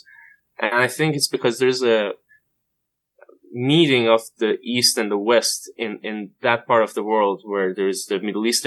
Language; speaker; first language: English; non-native, fluent; Persian